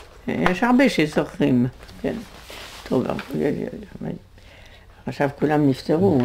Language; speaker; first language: Hebrew; non-native, fluent; French